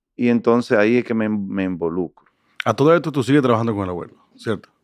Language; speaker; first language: Spanish; native; Spanish